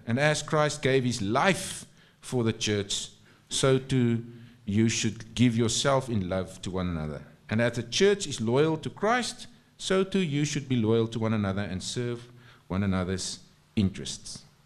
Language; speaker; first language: English; non-native, local second language; Afrikaans